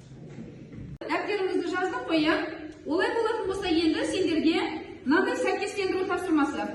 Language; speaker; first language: Kazakh; native; Kazakh